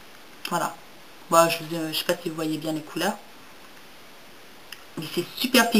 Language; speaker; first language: French; native; French